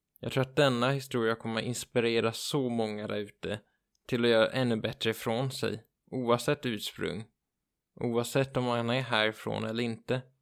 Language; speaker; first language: Swedish; native; Swedish